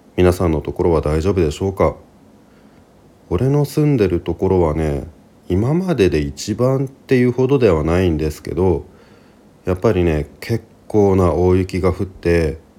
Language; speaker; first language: Japanese; native; Japanese